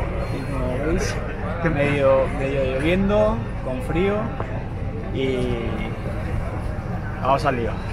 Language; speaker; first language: Spanish; native; Spanish